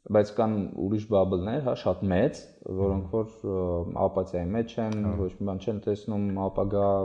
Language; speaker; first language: Armenian; native; Armenian